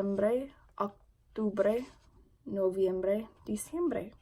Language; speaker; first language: Spanish; non-native, learner; English